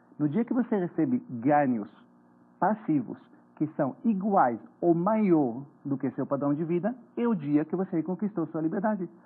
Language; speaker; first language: Portuguese; non-native, fluent; Hebrew